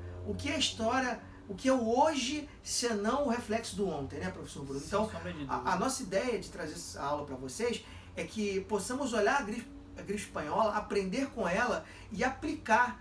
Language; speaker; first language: Portuguese; native; Portuguese